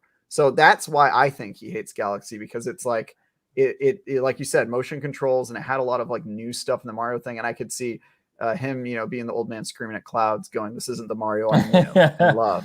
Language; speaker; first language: English; native; English